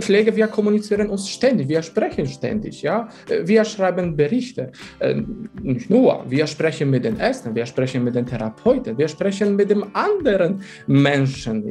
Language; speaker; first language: German; non-native, fluent; Polish